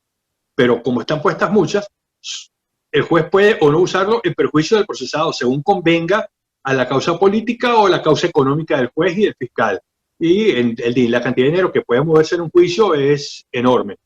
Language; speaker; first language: Spanish; native; Spanish